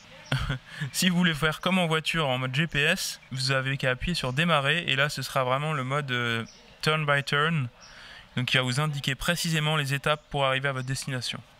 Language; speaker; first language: French; native; French